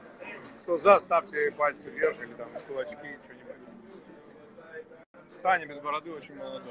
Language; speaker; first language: Russian; native; Russian